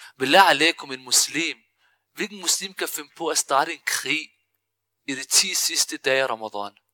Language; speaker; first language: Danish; early bilingual, other home language; Arabic